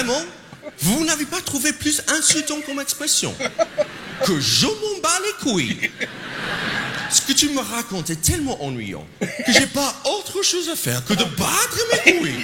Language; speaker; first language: French; non-native, fluent; English